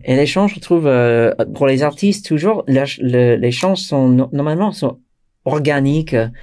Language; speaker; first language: French; non-native, fluent; English